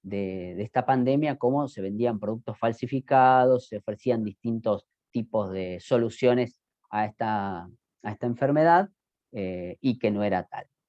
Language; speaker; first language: Spanish; native; Spanish